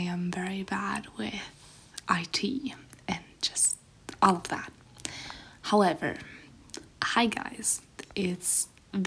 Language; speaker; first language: English; non-native, fluent; German